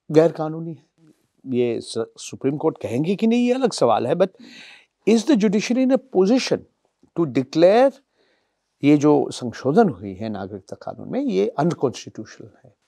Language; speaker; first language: Hindi; non-native, local second language; Bangla